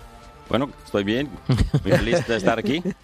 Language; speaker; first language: Spanish; non-native, learner; English